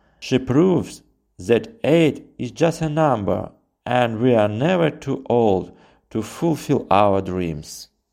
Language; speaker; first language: English; non-native, fluent; Russian